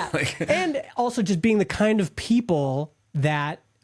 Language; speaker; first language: English; native; English